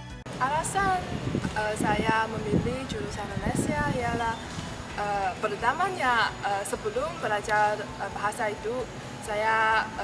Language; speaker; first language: Indonesian; non-native, learner; Chinese